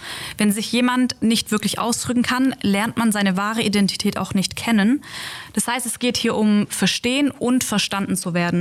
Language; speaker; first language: German; early bilingual, other home language; Turkish